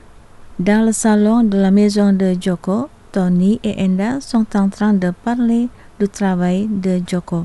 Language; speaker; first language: French; non-native, fluent; Indonesian